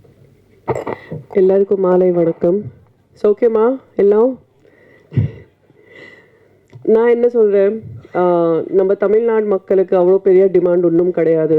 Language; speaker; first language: Tamil; non-native, fluent; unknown